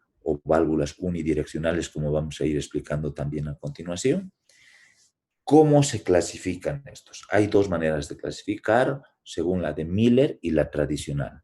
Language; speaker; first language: Spanish; native; Spanish